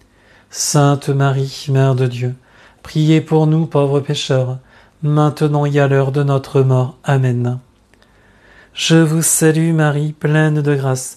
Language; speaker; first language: French; native; French